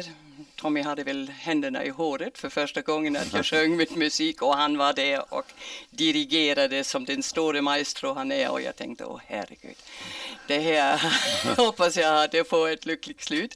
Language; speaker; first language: Swedish; non-native, fluent; German